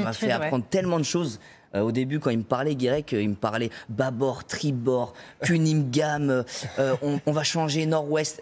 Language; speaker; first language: French; native; French